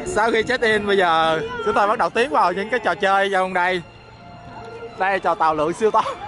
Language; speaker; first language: Vietnamese; native; Vietnamese